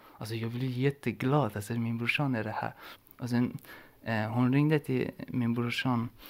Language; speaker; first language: Swedish; non-native, learner; Persian